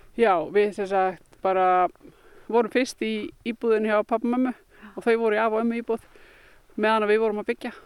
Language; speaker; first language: Icelandic; native; Icelandic